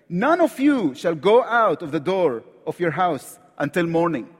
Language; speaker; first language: English; non-native, fluent; Arabic